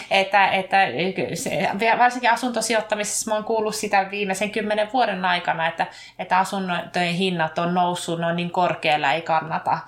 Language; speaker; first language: Finnish; native; Finnish